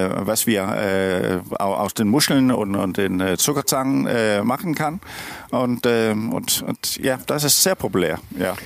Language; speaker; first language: German; non-native, learner; Danish